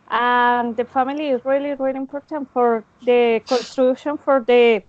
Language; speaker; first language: English; non-native, learner; Spanish